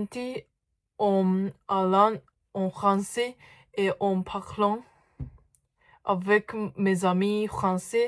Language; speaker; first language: French; non-native, learner; Japanese